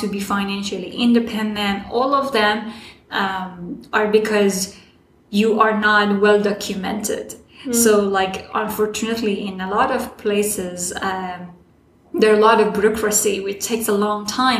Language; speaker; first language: English; non-native, fluent; Persian